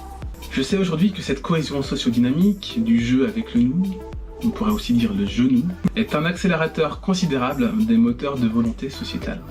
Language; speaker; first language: French; native; French